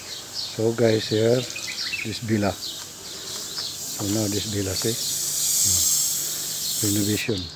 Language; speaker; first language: English; non-native, learner; Filipino